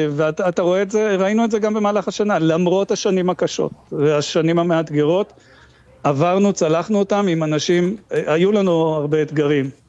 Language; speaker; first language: Hebrew; native; Hebrew